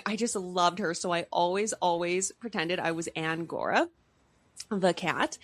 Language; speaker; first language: English; native; English